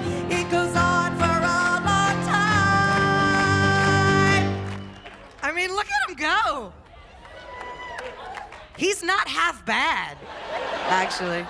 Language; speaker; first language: English; native; English